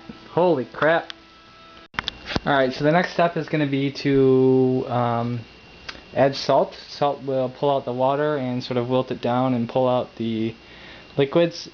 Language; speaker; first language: English; native; English